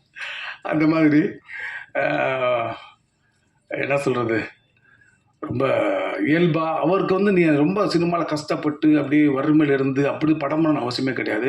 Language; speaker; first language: Tamil; native; Tamil